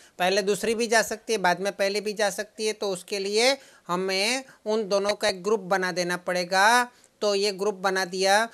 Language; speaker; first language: Hindi; non-native, local second language; Gujarati